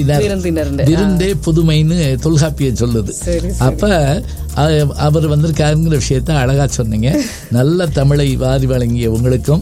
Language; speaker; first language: Tamil; native; Tamil